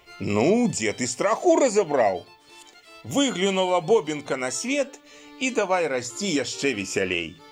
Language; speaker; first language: Belarusian; native; Belarusian